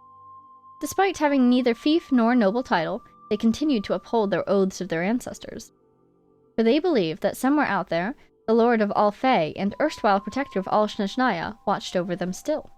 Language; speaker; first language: English; native; English